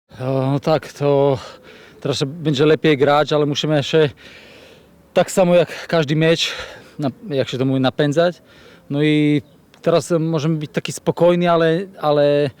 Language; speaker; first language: Polish; non-native, learner; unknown